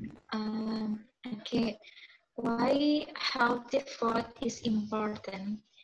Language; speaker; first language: English; non-native, learner; Indonesian